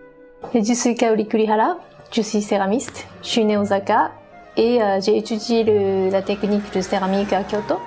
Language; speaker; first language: French; non-native, learner; Japanese